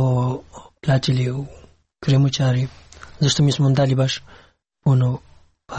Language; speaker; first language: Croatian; non-native, learner; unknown